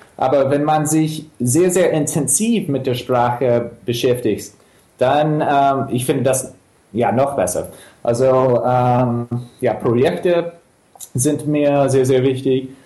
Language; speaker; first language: German; non-native, fluent; English